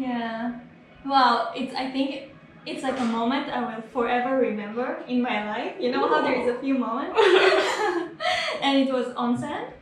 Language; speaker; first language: English; non-native, fluent; Hebrew